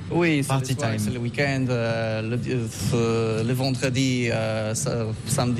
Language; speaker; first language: French; non-native, learner; Polish